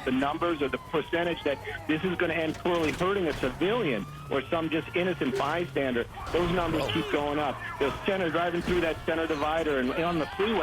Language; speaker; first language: English; native; English